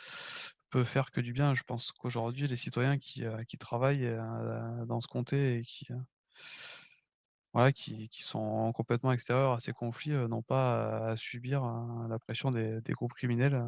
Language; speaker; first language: French; native; French